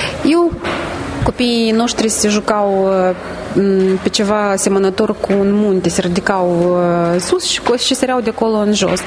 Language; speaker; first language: Romanian; native; Romanian